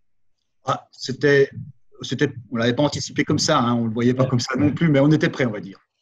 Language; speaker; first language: French; native; French